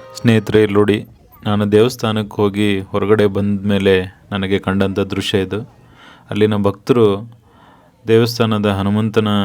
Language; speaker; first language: Kannada; native; Kannada